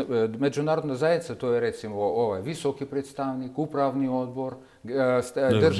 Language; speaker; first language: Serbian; non-native, fluent; Russian